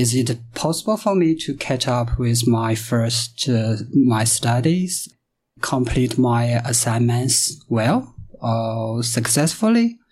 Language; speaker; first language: English; non-native, fluent; Chinese